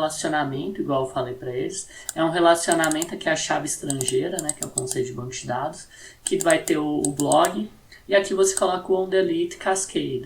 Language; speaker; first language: Portuguese; native; Portuguese